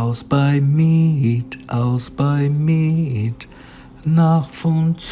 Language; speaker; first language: German; non-native, fluent; Portuguese